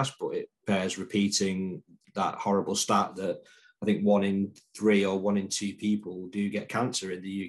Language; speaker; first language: English; native; English